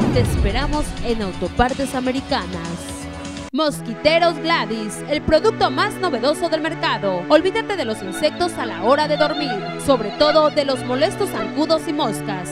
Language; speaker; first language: Spanish; native; Spanish